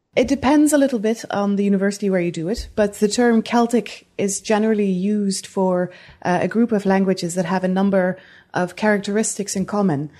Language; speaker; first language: English; non-native, fluent; Dutch